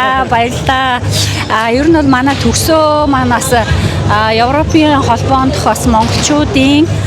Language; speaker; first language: Mongolian; native; Mongolian